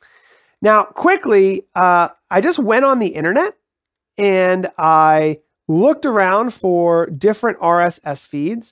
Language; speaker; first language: English; native; English